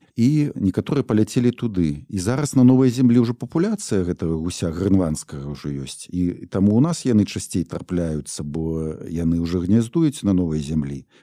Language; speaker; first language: Belarusian; non-native, local second language; Russian